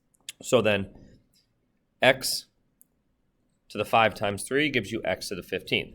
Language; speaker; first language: English; native; English